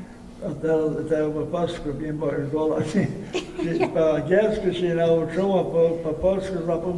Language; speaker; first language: Polish; early bilingual, heritage; Polish